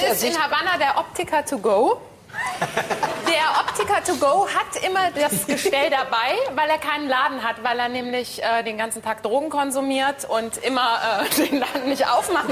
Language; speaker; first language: German; native; German